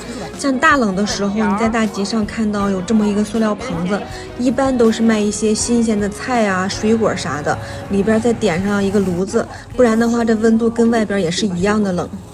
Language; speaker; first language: Chinese; native; Chinese